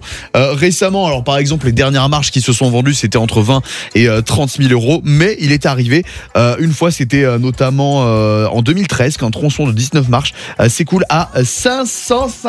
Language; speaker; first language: French; native; French